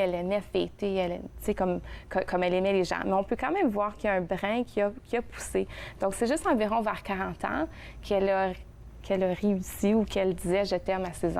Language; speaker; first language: French; native; French